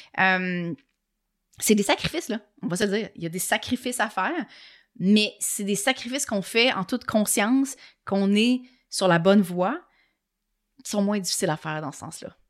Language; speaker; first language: French; native; French